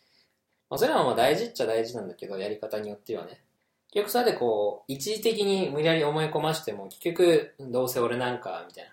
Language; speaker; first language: Japanese; native; Japanese